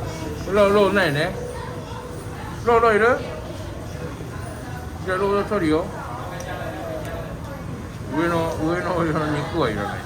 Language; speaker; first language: Japanese; native; Japanese